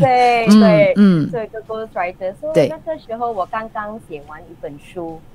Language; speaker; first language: Chinese; non-native, local second language; English